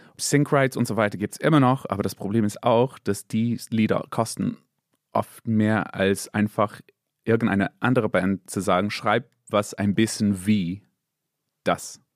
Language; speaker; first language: German; non-native, fluent; English